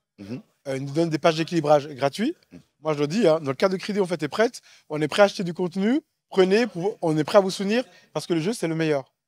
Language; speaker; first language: French; native; French